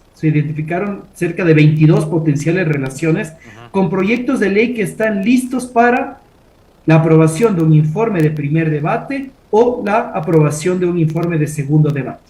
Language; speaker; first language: Spanish; native; Spanish